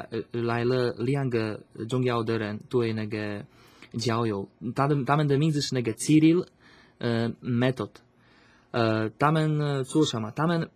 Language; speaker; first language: Chinese; non-native, learner; Slovak